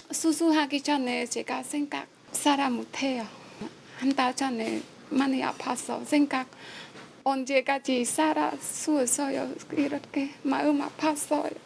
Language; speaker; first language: Korean; non-native, learner; Khmer